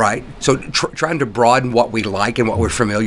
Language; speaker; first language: English; native; English